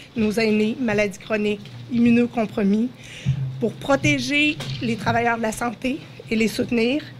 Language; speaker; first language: French; native; French